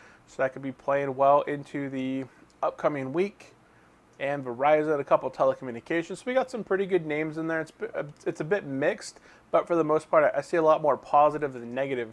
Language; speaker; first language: English; native; English